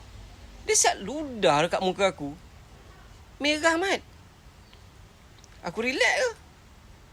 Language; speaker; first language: Malay; native; Malay